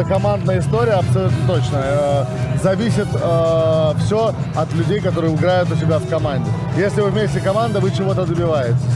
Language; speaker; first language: Russian; native; Russian